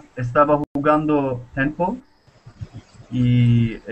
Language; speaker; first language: Spanish; non-native, learner; Turkish